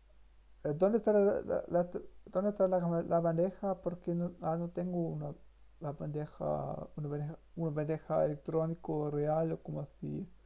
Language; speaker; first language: Spanish; non-native, learner; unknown